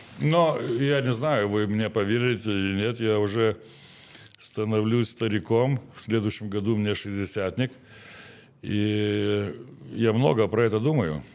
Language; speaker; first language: Russian; non-native, local second language; Lithuanian